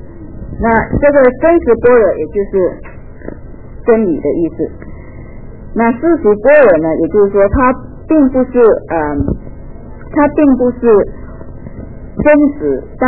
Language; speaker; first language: Chinese; native; Chinese